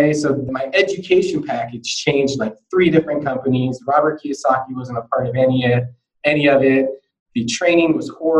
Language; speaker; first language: English; native; English